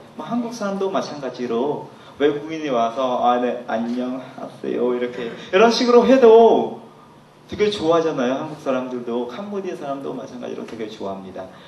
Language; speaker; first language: Korean; non-native, fluent; Khmer